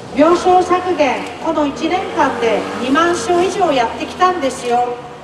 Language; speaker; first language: Japanese; native; Japanese